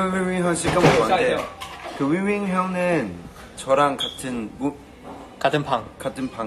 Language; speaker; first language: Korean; non-native, learner; Chinese